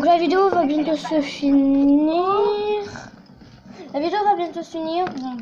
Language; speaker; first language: French; native; French